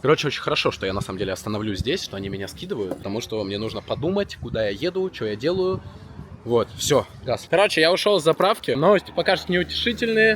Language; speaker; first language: Russian; native; Russian